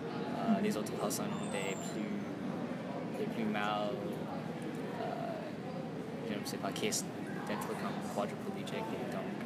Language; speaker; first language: French; non-native, learner; English